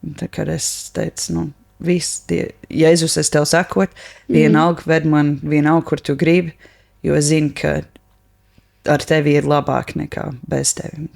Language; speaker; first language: Latvian; non-native, learner; English